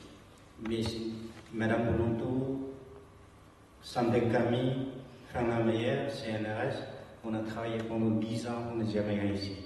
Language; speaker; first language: French; non-native, fluent; Tibetan